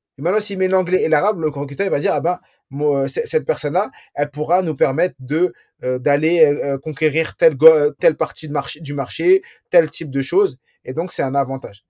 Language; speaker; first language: French; early bilingual, other home language; Riffian